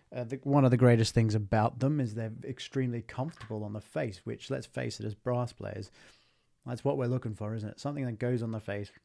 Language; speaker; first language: English; native; English